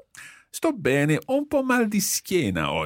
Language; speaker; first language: Italian; non-native, fluent; English